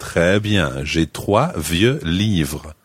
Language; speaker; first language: French; non-native, fluent; English